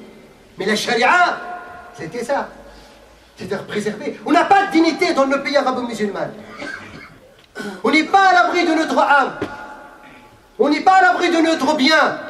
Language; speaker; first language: French; non-native, fluent; Arabic